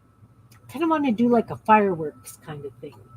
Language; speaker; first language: English; native; English